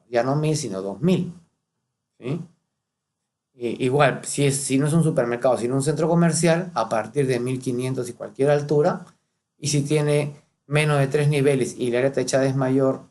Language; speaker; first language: Spanish; native; Spanish